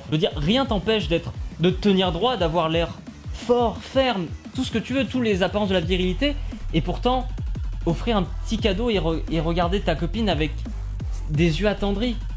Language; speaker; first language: French; native; French